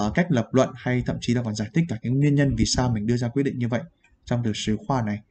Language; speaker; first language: Vietnamese; native; Vietnamese